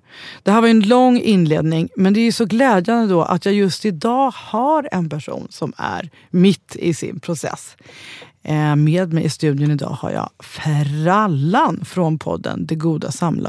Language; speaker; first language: Swedish; native; Swedish